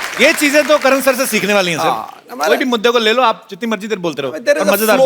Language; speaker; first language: Hindi; native; Hindi